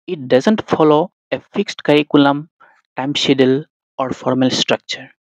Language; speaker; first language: English; non-native, local second language; Assamese